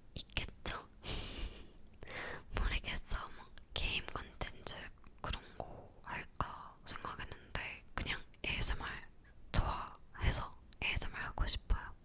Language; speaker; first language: Korean; non-native, learner; English